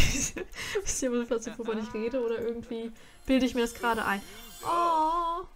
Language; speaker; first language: German; native; German